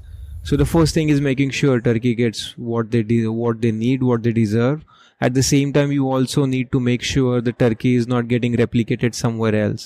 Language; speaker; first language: English; non-native, local second language; Marathi